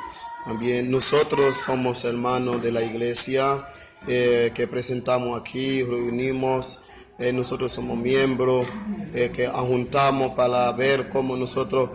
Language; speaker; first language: Spanish; non-native, fluent; Haitian Creole